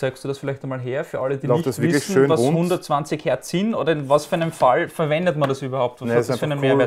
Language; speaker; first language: German; native; German